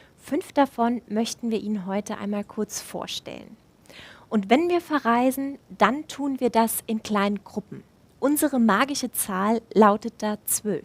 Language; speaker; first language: German; native; German